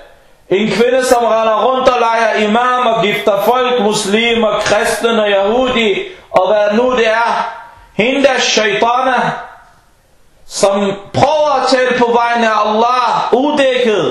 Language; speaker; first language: Danish; non-native, local second language; Arabic